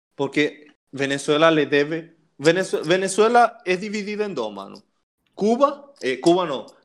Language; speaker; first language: Portuguese; non-native, fluent; Spanish